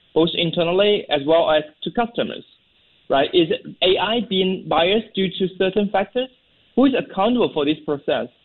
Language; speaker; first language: English; non-native, fluent; Chinese